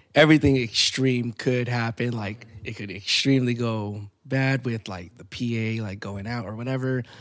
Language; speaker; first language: English; early bilingual, other home language; Filipino